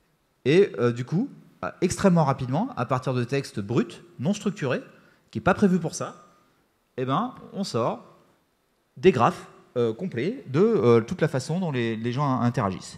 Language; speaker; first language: French; native; French